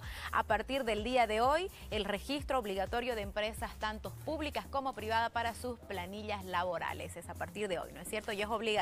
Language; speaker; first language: Spanish; native; Spanish